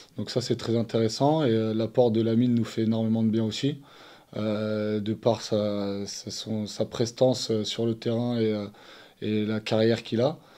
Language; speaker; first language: French; native; French